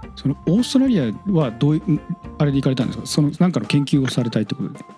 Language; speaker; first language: Japanese; native; Japanese